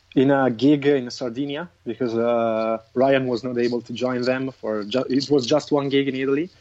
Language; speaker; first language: English; non-native, fluent; Italian